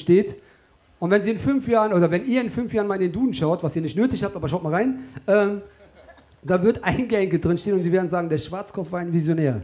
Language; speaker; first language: German; early bilingual, other home language; Turkish